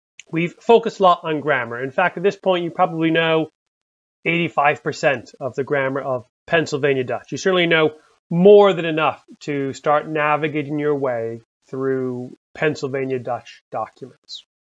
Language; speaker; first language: English; native; English